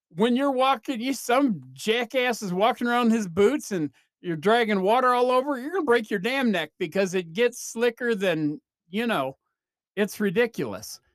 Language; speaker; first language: English; native; English